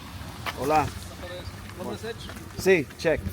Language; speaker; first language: Spanish; non-native, learner; English